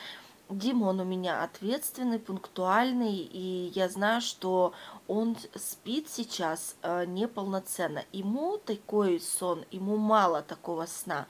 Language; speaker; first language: Russian; native; Russian